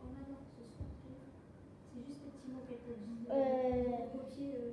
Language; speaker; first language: French; native; French